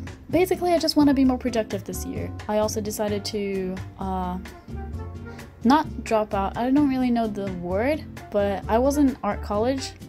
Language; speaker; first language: English; non-native, fluent; Portuguese